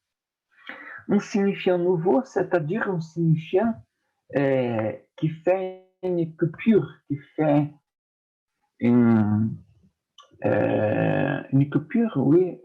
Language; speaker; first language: French; non-native, fluent; Portuguese